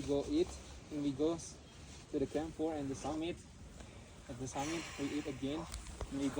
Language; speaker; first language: English; non-native, fluent; Indonesian